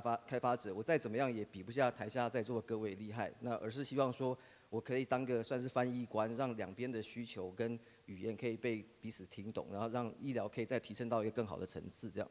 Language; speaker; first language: Chinese; native; Chinese